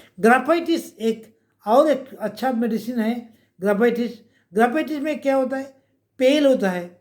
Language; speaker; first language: Hindi; non-native, local second language; Bangla